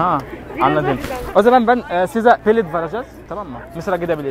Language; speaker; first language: Turkish; non-native, learner; Arabic